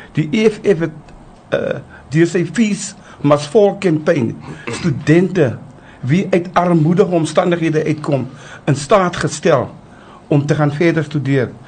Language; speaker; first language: Afrikaans; native; Afrikaans